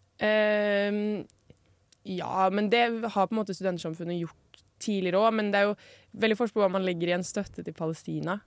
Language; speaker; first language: Norwegian; native; Norwegian